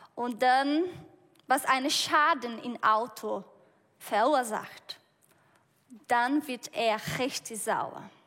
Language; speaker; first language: German; non-native, fluent; Portuguese